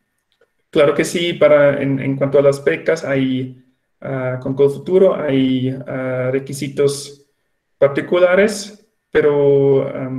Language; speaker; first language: Spanish; non-native, fluent; Swiss German